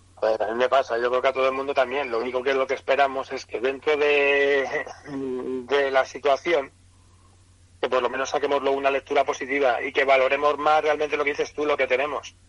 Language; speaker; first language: Spanish; native; Spanish